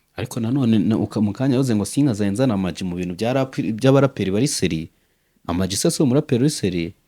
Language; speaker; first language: Kinyarwanda; native; Kinyarwanda